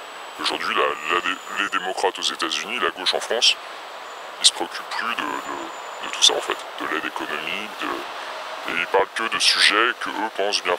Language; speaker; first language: French; native; French